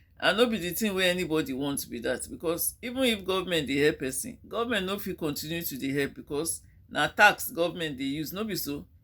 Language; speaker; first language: Nigerian Pidgin; non-native, local second language; Yoruba